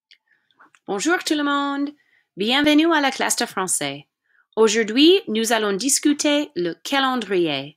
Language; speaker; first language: French; non-native, fluent; English